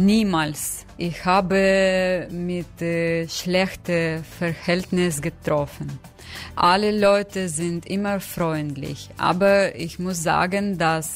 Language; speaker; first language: German; non-native, learner; Ukrainian